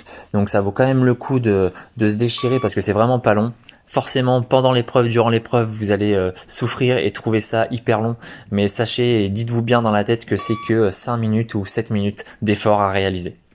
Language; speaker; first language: French; native; French